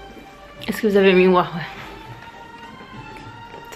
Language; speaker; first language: French; non-native, learner; English